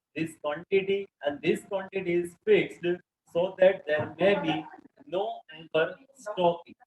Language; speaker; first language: English; non-native, local second language; Gujarati